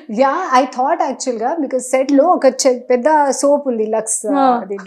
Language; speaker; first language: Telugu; non-native, fluent; Hindi